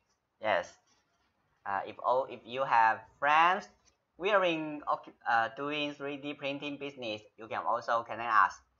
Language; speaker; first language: English; non-native, fluent; Chinese